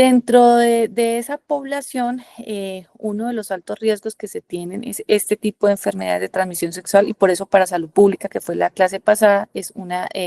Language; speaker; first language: Spanish; native; Spanish